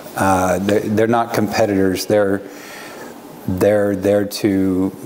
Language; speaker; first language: English; native; English